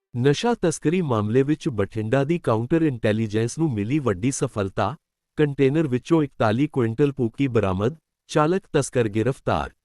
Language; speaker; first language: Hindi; non-native, local second language; Punjabi